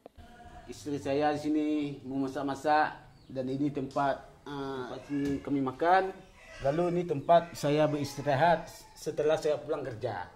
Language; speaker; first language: Indonesian; non-native, local second language; Achinese